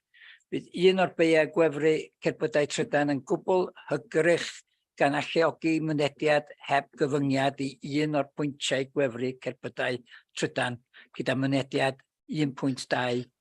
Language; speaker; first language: Welsh; native; Welsh